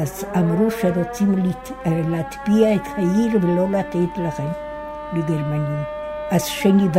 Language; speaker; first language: Hebrew; non-native, fluent; Yiddish